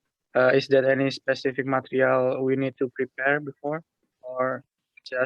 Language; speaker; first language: English; non-native, learner; Indonesian